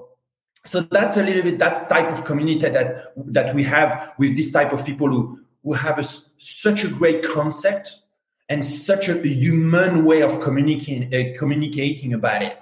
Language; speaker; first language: English; non-native, fluent; French